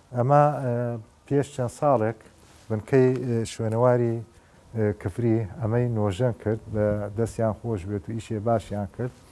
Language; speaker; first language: Central Kurdish; native; Central Kurdish